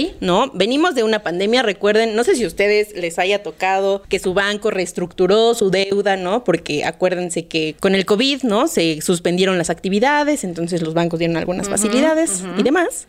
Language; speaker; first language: Spanish; native; Spanish